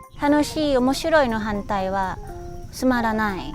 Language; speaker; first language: Japanese; non-native, fluent; Thai